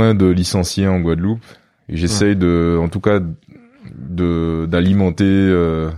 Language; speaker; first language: French; native; French